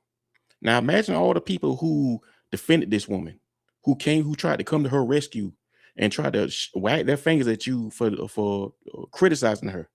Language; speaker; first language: English; native; English